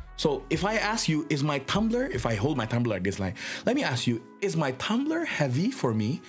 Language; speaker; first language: English; non-native, fluent; Indonesian